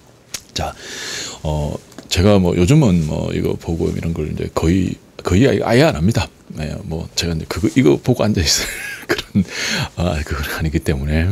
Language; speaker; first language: Korean; native; Korean